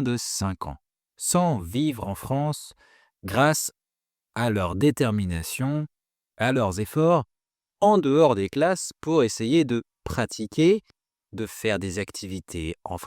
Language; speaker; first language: French; native; French